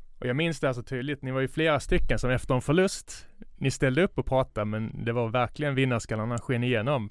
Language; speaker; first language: Swedish; native; Swedish